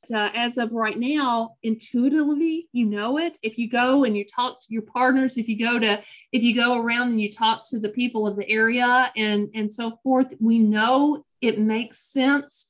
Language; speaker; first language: English; native; English